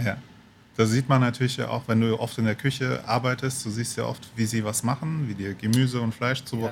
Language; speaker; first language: German; native; German